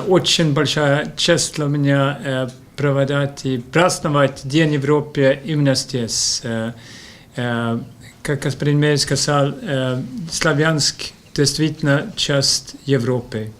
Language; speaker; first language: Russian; non-native, fluent; Swedish